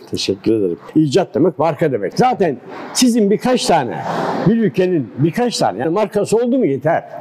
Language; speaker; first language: Turkish; native; Turkish